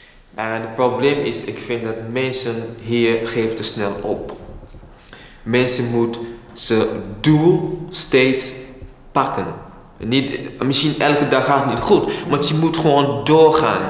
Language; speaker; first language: Dutch; non-native, fluent; English